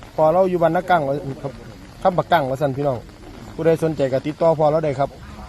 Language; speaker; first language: Thai; native; Thai